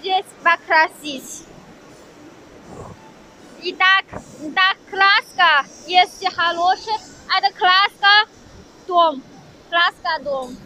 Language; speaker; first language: Russian; non-native, learner; Chinese